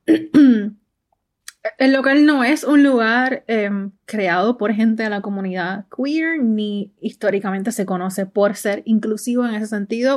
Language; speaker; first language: Spanish; early bilingual, heritage; Spanish